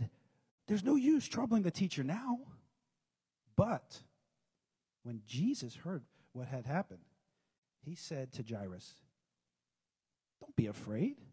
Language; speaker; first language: English; native; English